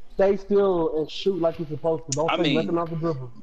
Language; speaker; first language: English; native; English